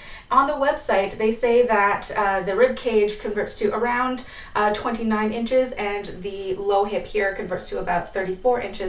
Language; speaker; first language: English; native; English